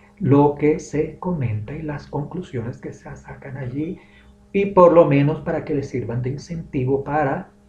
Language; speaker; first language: Spanish; native; Spanish